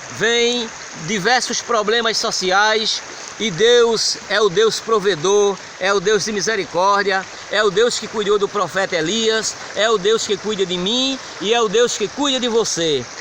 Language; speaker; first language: Portuguese; native; Portuguese